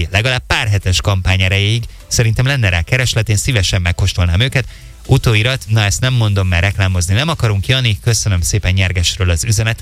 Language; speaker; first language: Hungarian; native; Hungarian